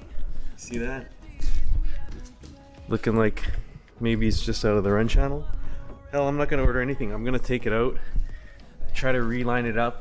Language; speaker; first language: English; native; English